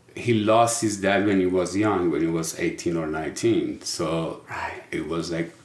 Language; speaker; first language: English; non-native, fluent; Persian